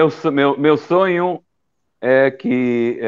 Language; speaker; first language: Portuguese; early bilingual, heritage; Portuguese